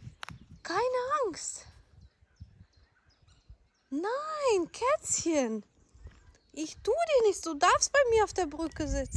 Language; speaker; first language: German; non-native, fluent; Ukrainian